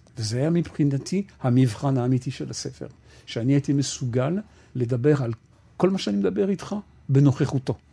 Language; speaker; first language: Hebrew; non-native, fluent; French